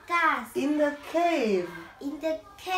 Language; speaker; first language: English; non-native, learner; Vietnamese